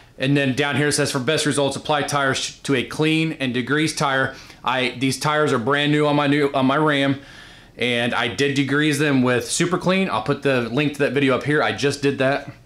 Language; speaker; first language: English; native; English